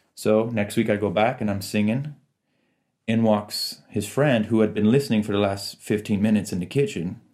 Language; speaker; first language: English; native; English